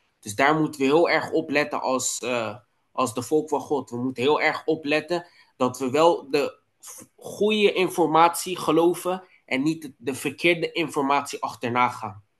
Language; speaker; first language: Dutch; non-native, local second language; Papiamento